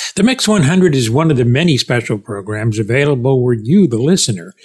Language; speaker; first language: English; early bilingual, other home language; Spanish